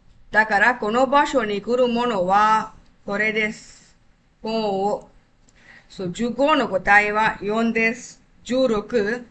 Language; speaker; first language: Japanese; non-native, learner; Tamil